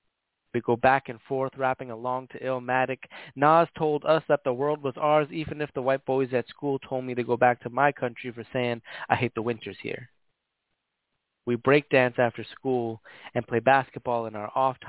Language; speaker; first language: English; native; English